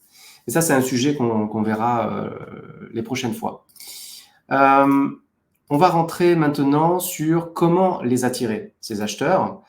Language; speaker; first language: French; native; French